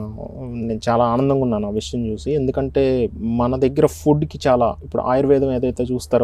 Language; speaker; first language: Telugu; native; Telugu